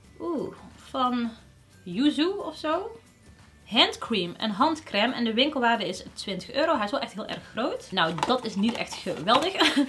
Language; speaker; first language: Dutch; early bilingual, other home language; Riffian